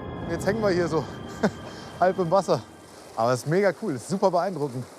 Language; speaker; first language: German; native; German